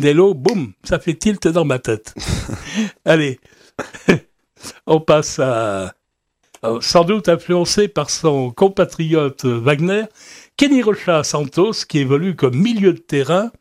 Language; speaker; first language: French; native; French